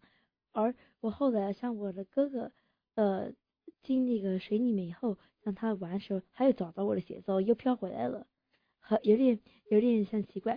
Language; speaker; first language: Chinese; early bilingual, heritage; English